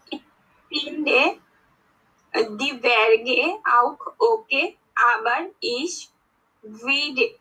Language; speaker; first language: German; non-native, learner; Bangla